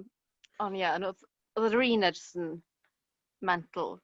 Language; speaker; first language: Welsh; native; Welsh